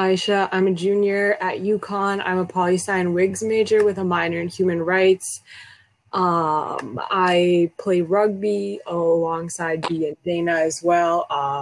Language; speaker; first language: English; early bilingual, other home language; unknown